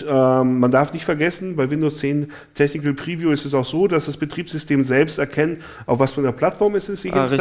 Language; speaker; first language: German; native; German